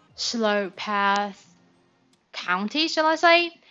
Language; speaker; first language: English; non-native, learner; Chinese